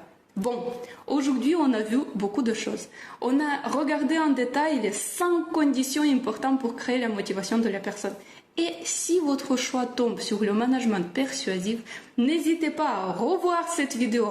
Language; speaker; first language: French; non-native, fluent; Russian